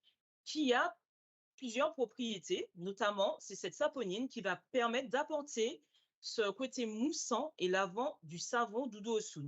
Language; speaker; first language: French; native; French